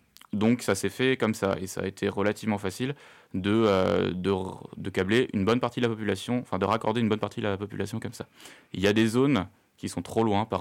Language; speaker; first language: French; native; French